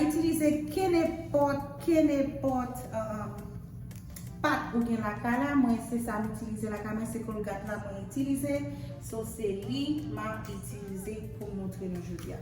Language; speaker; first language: French; non-native, learner; Haitian Creole